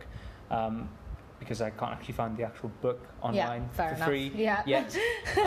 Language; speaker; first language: English; native; English